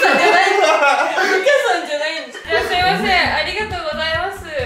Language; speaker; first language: Japanese; native; Japanese